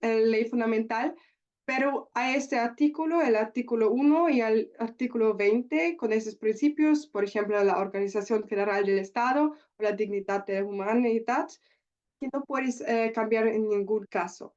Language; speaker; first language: Spanish; non-native, learner; German